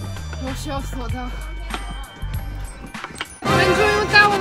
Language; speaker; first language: Chinese; non-native, fluent; Czech